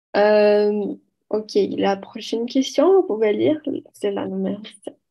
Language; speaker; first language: French; non-native, learner; Portuguese